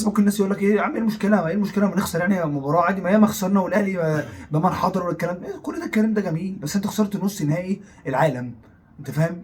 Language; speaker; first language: Arabic; native; Arabic